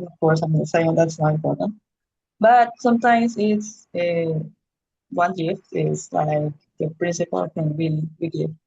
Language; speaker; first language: English; non-native, learner; Spanish